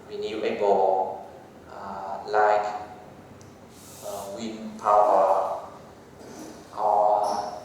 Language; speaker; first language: English; non-native, learner; Vietnamese